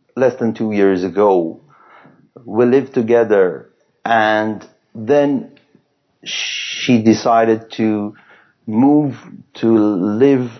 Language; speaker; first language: English; non-native, fluent; Persian